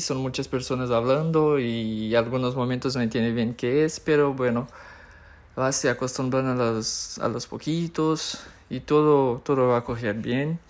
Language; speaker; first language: Spanish; non-native, fluent; Portuguese